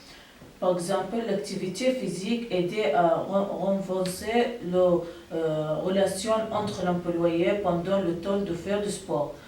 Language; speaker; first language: French; non-native, learner; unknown